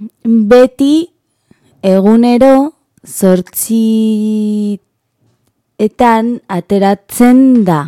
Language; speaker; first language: Basque; non-native, local second language; Spanish